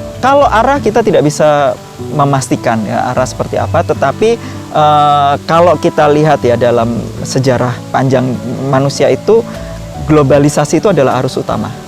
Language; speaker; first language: Indonesian; native; Indonesian